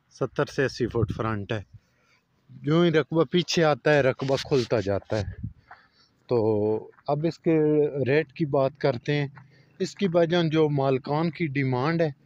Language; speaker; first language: Urdu; non-native, local second language; Punjabi